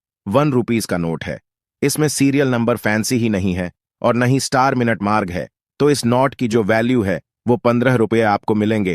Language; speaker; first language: Hindi; native; Hindi